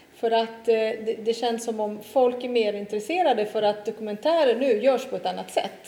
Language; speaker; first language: Swedish; non-native, fluent; Italian